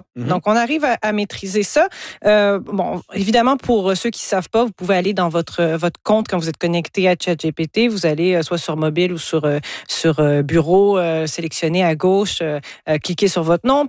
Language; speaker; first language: French; native; French